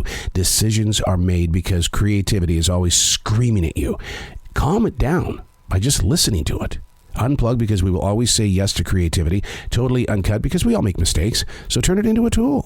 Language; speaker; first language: English; native; English